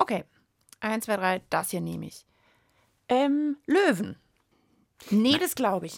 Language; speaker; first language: German; native; German